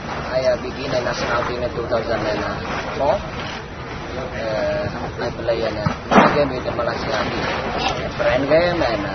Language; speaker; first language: English; non-native, learner; Vietnamese